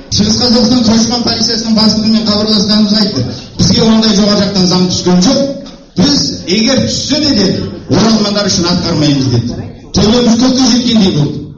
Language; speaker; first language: Kazakh; native; Kazakh